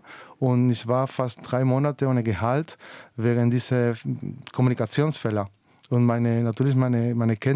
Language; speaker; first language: German; non-native, fluent; Spanish